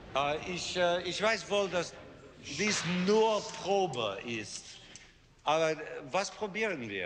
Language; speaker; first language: German; non-native, fluent; English